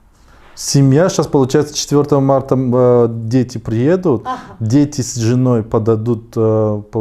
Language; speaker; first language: Russian; non-native, fluent; Tajik